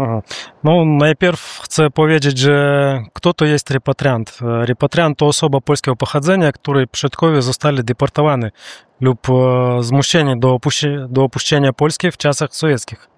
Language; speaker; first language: Polish; non-native, learner; Russian